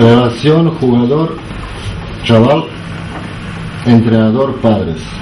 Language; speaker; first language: Spanish; non-native, learner; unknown